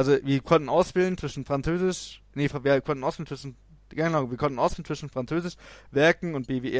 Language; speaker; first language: German; native; German